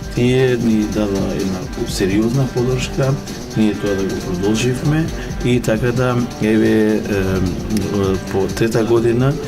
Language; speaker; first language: Macedonian; non-native, local second language; Romany